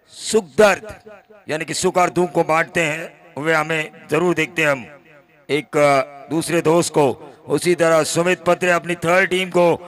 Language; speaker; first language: Hindi; non-native, local second language; Marathi